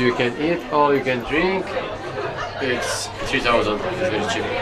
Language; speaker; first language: English; non-native, fluent; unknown